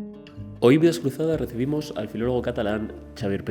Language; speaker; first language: Spanish; native; Spanish